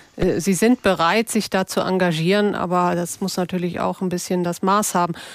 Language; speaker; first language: German; native; German